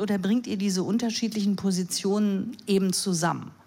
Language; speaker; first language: German; native; German